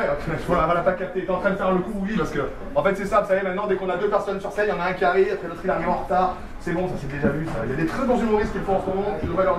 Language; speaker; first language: French; native; French